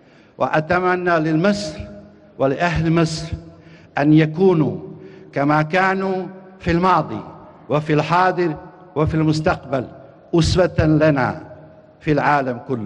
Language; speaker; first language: Arabic; non-native, fluent; Bosnian